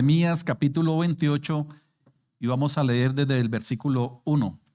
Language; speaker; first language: Spanish; native; Spanish